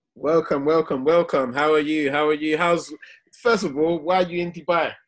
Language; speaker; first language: English; native; English